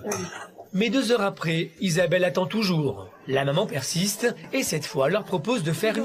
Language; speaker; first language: French; native; French